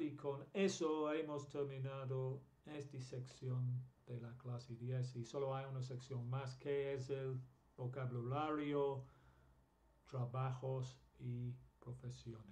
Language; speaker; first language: Spanish; non-native, fluent; English